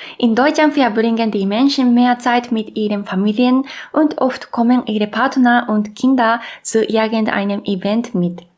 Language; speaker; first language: German; non-native, fluent; Japanese